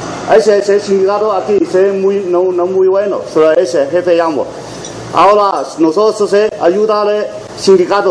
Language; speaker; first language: Spanish; non-native, learner; Chinese